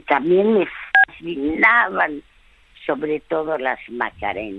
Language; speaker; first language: Spanish; early bilingual, other home language; French